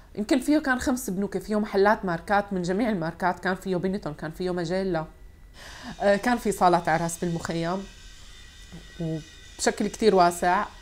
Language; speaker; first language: Arabic; native; Arabic